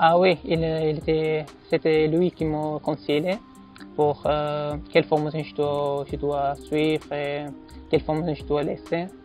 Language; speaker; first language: French; non-native, learner; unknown